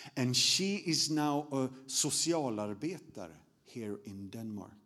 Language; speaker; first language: English; non-native, fluent; Swedish